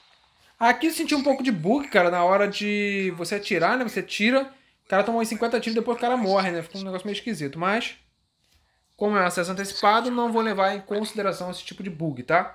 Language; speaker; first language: Portuguese; native; Portuguese